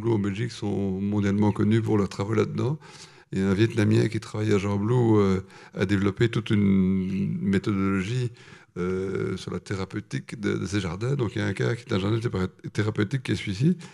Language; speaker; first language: French; native; French